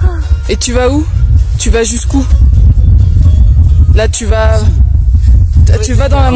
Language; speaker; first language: French; native; French